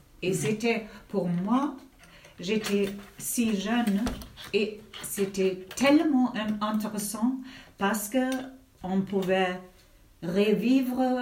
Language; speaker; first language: French; non-native, fluent; German